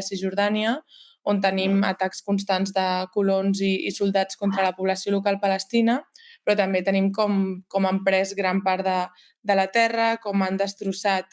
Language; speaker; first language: Catalan; native; Catalan